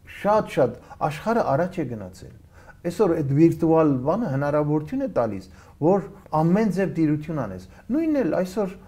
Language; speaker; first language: Armenian; early bilingual, heritage; Armenian